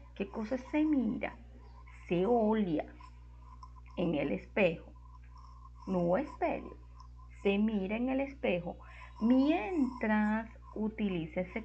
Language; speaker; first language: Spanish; non-native, fluent; Portuguese